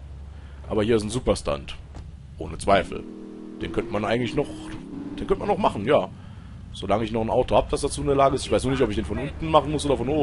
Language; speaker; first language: German; native; German